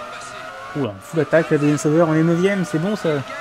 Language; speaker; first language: French; native; French